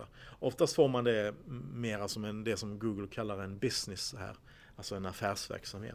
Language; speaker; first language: Swedish; native; Swedish